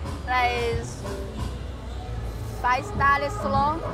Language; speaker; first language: English; non-native, learner; Thai